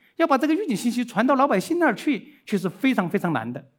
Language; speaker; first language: Chinese; native; Chinese